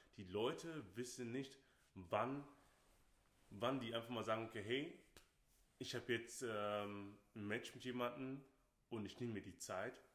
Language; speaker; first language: German; non-native, fluent; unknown